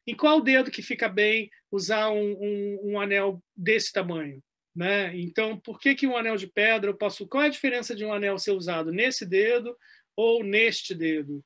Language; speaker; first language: Portuguese; native; Portuguese